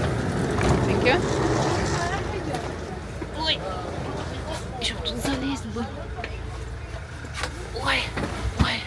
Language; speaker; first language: Russian; native; Russian